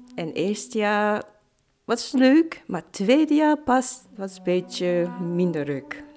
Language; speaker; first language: Dutch; non-native, learner; Japanese